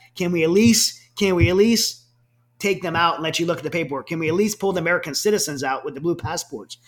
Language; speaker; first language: English; native; English